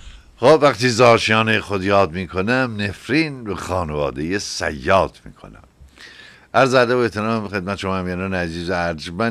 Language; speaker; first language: Persian; native; Persian